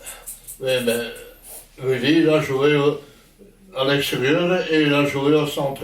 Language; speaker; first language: French; non-native, local second language; Dutch